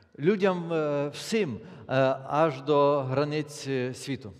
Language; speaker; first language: Polish; non-native, learner; Ukrainian